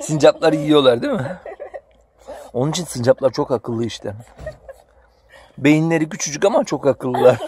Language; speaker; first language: Turkish; native; Turkish